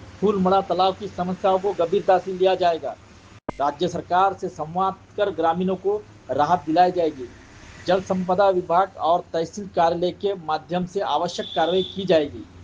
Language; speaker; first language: Hindi; non-native, local second language; Marathi